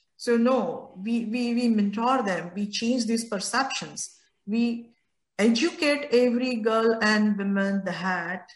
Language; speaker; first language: English; non-native, local second language; Gujarati